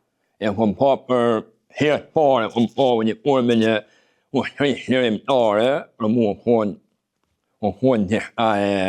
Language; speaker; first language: Albanian; native; Albanian